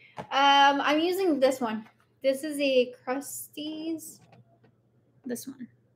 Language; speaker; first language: English; early bilingual, other home language; Spanish